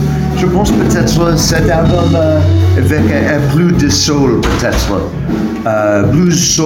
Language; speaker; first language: French; non-native, learner; English